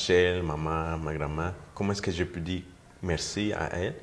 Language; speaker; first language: French; non-native, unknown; Spanish